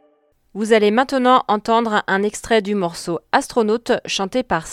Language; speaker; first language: French; native; French